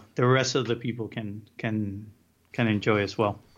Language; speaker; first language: English; early bilingual, other home language; Spanish